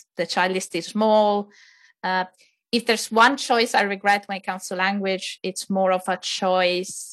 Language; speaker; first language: English; non-native, fluent; Italian